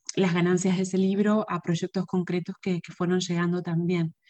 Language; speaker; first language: Spanish; native; Spanish